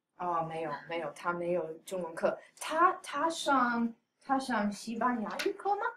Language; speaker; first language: Chinese; non-native, fluent; English